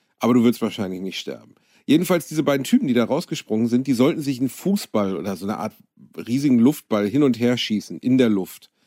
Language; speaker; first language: German; native; German